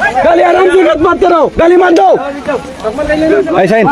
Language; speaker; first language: Hindi; non-native, learner; Bangla